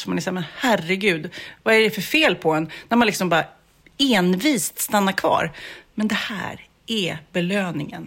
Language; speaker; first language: Swedish; native; Swedish